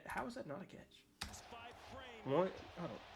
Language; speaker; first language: English; native; English